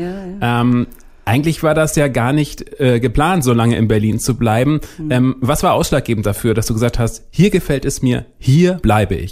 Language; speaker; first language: German; native; German